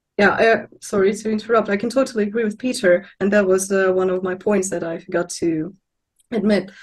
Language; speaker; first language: English; non-native, fluent; Russian